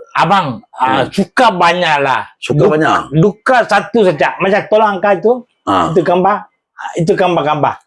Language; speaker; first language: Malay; non-native, local second language; Tamil